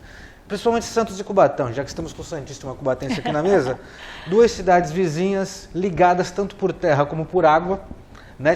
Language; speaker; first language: Portuguese; native; Portuguese